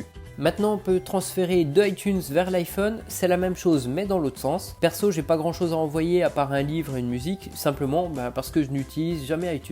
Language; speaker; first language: French; native; French